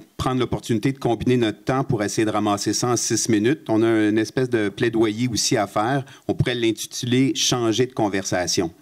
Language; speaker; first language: French; native; French